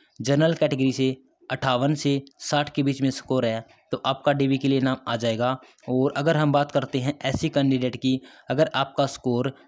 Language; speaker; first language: Hindi; native; Hindi